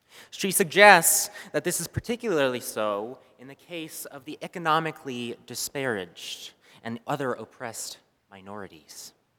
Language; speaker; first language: English; native; English